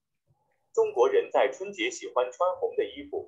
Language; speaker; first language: Chinese; non-native, learner; Vietnamese